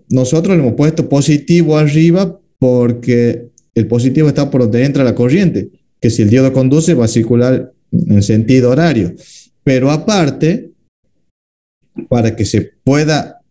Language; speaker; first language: Spanish; native; Spanish